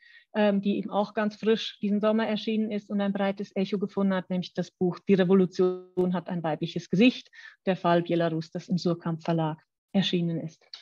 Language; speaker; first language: German; native; German